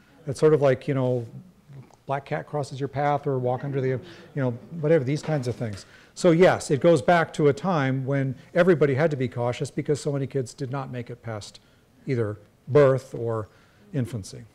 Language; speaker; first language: English; native; English